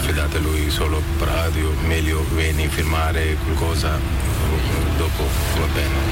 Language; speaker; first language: Italian; non-native, learner; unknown